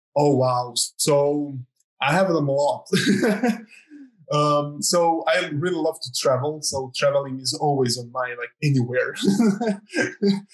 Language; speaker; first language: English; non-native, fluent; Croatian